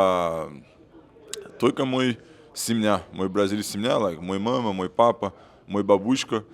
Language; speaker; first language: Russian; non-native, learner; Portuguese